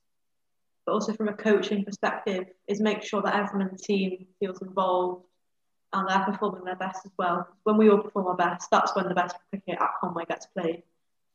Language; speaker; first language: English; native; English